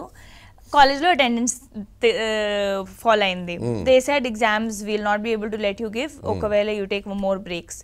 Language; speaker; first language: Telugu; non-native, local second language; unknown